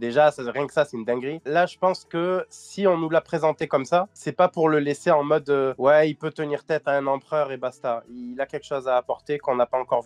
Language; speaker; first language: French; native; French